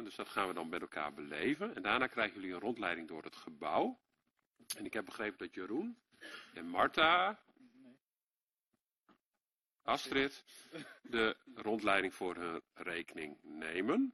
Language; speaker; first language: Dutch; native; Dutch